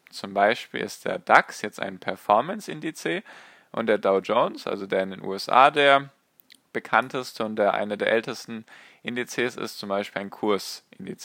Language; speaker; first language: German; native; German